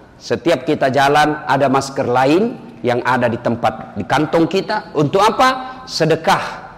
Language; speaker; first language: Indonesian; native; Indonesian